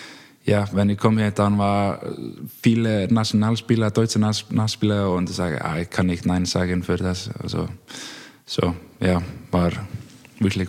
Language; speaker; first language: German; non-native, learner; Icelandic